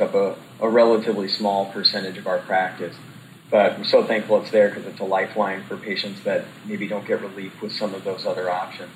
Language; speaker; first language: English; native; English